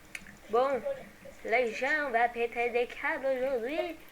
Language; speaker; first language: French; native; French